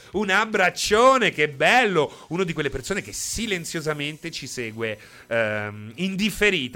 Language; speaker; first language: Italian; native; Italian